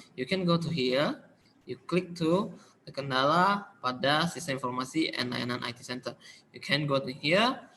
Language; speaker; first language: English; non-native, learner; Indonesian